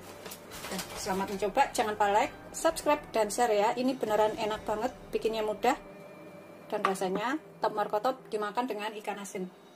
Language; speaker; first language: Indonesian; native; Indonesian